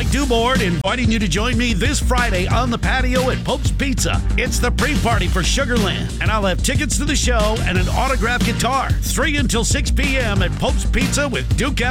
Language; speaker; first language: English; native; English